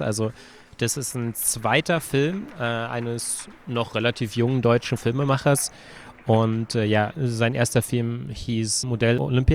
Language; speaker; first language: German; native; German